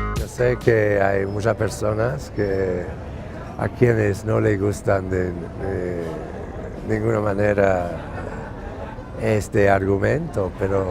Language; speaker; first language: Spanish; non-native, fluent; English